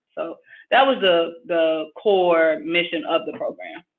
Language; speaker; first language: English; native; English